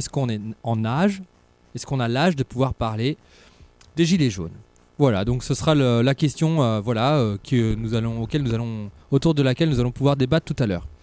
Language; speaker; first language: French; native; French